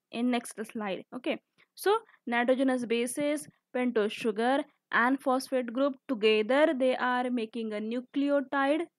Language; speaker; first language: Hindi; native; Hindi